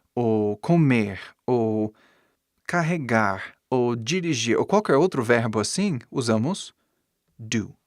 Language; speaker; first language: Portuguese; non-native, fluent; English